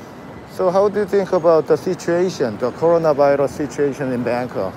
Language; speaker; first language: English; non-native, learner; Korean